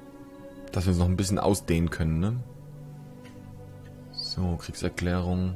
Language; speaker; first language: German; native; German